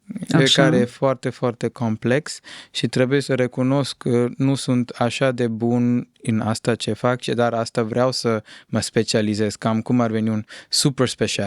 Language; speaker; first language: Romanian; non-native, fluent; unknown